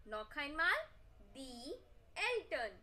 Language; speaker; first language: German; non-native, fluent; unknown